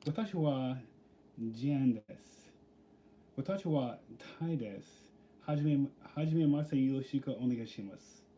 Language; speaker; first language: Japanese; non-native, learner; English